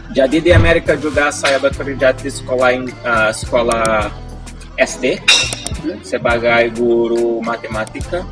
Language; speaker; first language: Indonesian; non-native, fluent; Portuguese